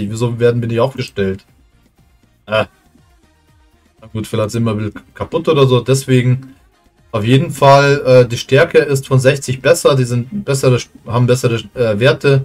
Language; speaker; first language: German; native; German